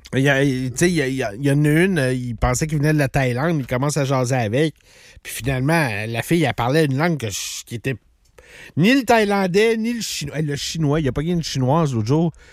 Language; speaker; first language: French; native; French